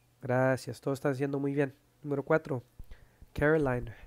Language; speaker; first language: Spanish; early bilingual, heritage; Spanish